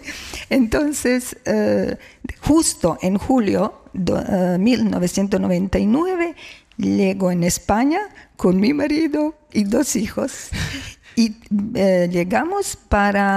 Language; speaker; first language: Spanish; non-native, fluent; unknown